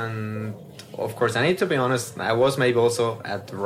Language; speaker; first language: English; non-native, fluent; French